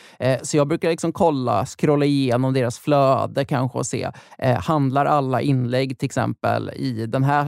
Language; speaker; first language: Swedish; native; Swedish